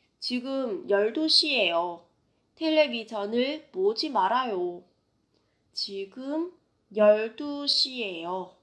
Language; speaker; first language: Korean; non-native, fluent; Vietnamese